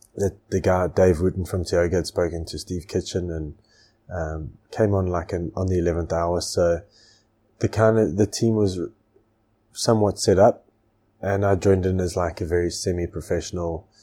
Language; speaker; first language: English; native; English